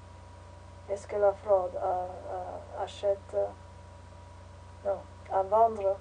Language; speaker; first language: French; non-native, learner; English